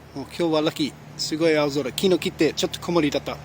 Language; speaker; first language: Japanese; non-native, fluent; English